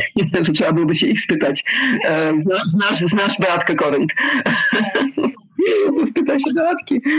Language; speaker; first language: Polish; early bilingual, heritage; Polish